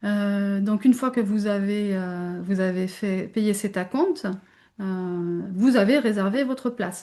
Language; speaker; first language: French; native; French